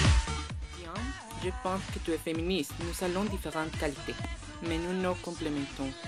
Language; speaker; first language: French; non-native, learner; Spanish